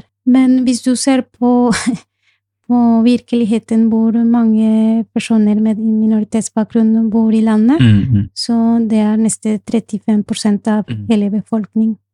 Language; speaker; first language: Norwegian; non-native, fluent; Spanish